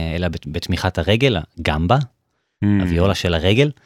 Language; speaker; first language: Hebrew; native; Hebrew